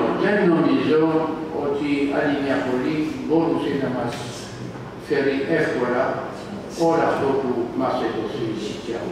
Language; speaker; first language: Greek; non-native, learner; French